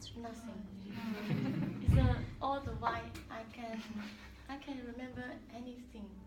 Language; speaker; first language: English; non-native, learner; Malay